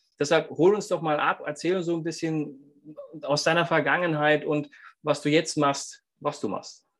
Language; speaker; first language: German; native; German